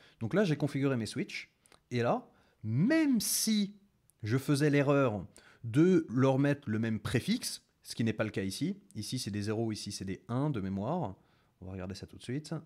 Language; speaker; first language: French; native; French